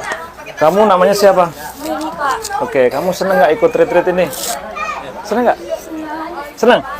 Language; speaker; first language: Indonesian; native; Indonesian